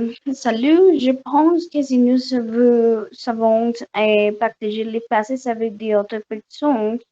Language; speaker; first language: French; non-native, learner; Spanish